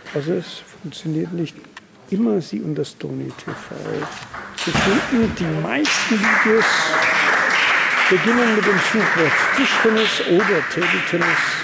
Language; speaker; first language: German; native; German